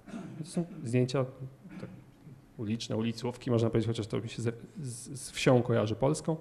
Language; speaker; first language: Polish; native; Polish